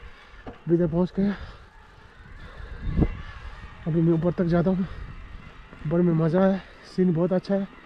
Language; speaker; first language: Hindi; non-native, learner; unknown